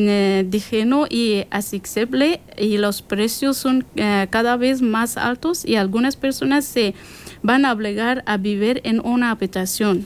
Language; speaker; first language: Spanish; non-native, learner; Persian